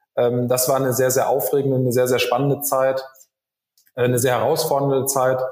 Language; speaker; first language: German; native; German